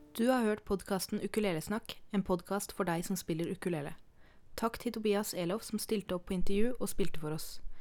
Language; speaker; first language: Norwegian; native; Norwegian